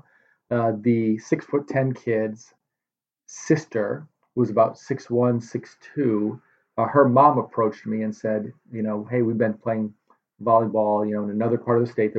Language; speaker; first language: English; native; English